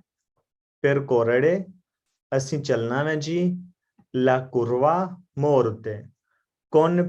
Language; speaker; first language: Italian; non-native, learner; Punjabi